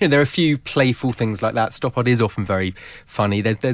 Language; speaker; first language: English; native; English